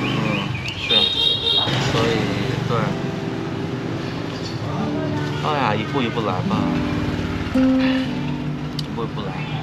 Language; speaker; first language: Chinese; early bilingual, heritage; Chinese